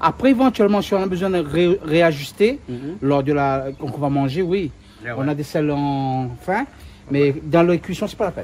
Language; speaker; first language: French; non-native, local second language; Réunion Creole French